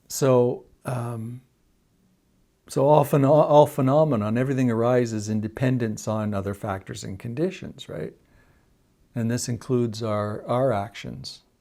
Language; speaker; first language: English; native; English